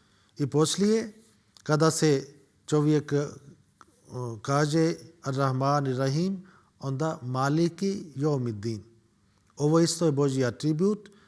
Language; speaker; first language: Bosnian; non-native, learner; Urdu